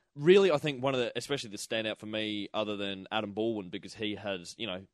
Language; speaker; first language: English; native; English